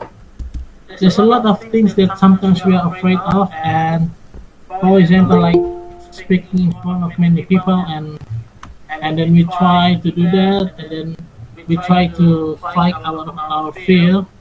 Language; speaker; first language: English; non-native, fluent; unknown